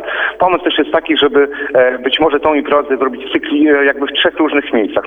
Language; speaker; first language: Polish; native; Polish